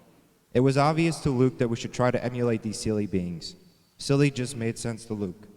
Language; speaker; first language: English; native; English